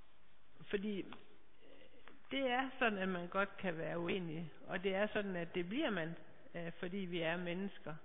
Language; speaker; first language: Danish; native; Danish